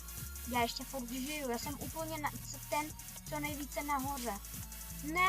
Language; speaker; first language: Czech; early bilingual, other home language; Russian